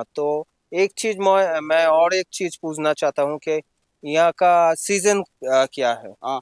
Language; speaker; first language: Hindi; non-native, local second language; Bangla